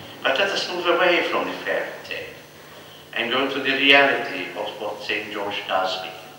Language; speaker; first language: English; non-native, fluent; Maltese